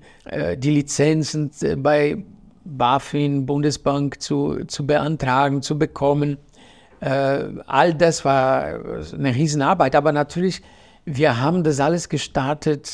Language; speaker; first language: German; non-native, fluent; Portuguese